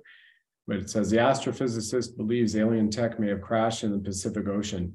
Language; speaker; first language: English; native; English